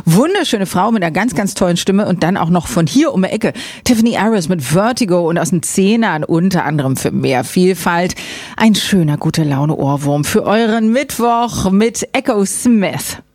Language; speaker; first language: German; native; German